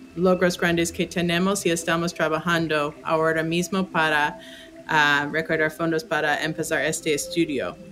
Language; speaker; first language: Spanish; non-native, fluent; English